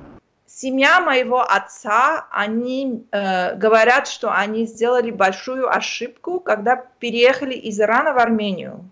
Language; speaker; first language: Russian; early bilingual, other home language; Armenian